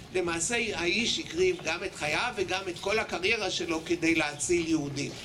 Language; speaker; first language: Hebrew; native; Hebrew